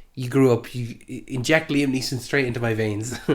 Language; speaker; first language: English; native; English